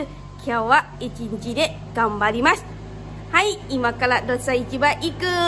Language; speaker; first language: Japanese; non-native, learner; Lao